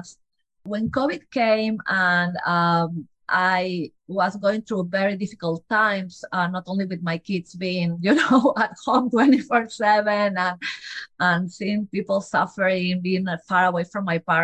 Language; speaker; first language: English; non-native, fluent; Spanish